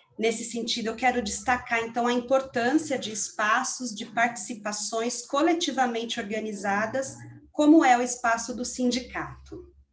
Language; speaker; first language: Portuguese; native; Portuguese